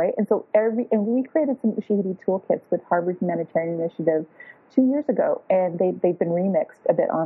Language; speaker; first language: English; native; English